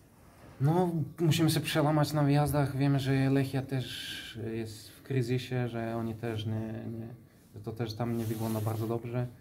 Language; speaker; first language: Polish; non-native, fluent; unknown